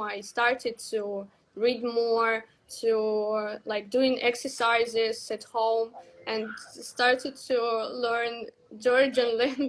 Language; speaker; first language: English; non-native, learner; Russian